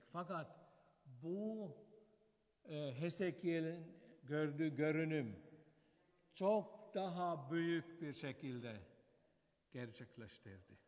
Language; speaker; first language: Turkish; non-native, fluent; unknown